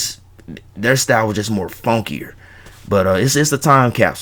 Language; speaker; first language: English; native; English